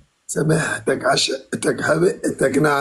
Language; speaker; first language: Arabic; native; Arabic